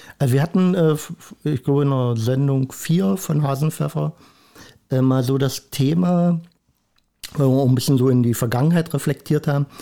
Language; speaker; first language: German; native; German